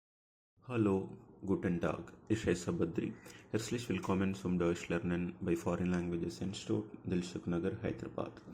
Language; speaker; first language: German; non-native, fluent; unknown